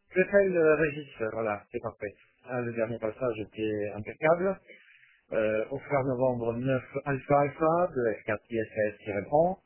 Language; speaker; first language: French; non-native, fluent; Italian